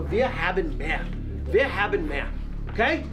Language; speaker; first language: German; non-native, learner; English